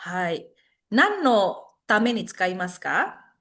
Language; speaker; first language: Japanese; non-native, fluent; Indonesian